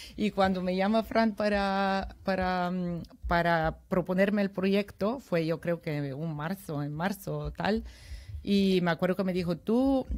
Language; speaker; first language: Spanish; non-native, fluent; Bulgarian